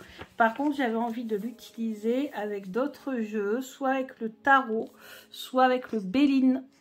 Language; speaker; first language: French; native; French